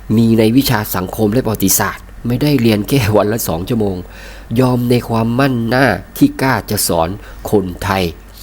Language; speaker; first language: Thai; native; Thai